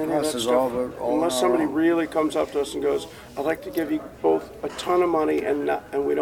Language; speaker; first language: English; native; English